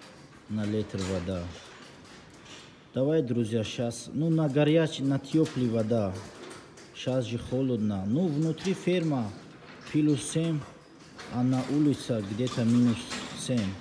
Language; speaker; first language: Russian; non-native, learner; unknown